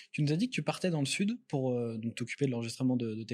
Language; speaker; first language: French; native; French